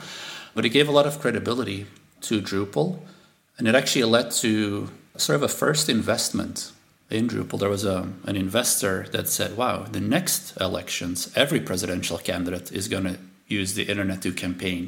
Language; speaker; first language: English; non-native, fluent; Dutch